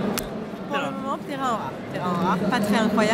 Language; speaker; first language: French; native; French